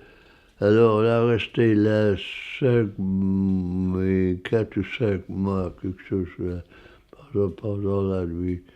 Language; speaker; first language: French; non-native, fluent; English